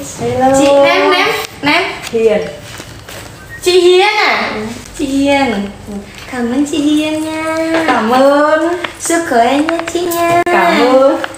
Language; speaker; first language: Vietnamese; non-native, learner; Indonesian